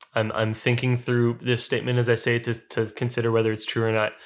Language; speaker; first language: English; native; English